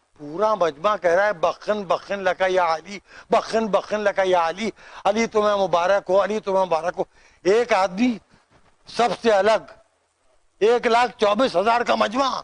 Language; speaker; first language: Urdu; native; Urdu